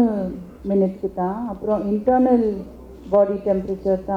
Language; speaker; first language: Tamil; non-native, local second language; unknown